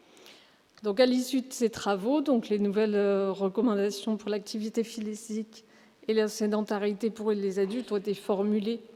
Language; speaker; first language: French; native; French